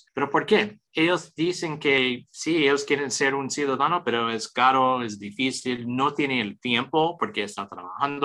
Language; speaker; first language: Spanish; early bilingual, heritage; English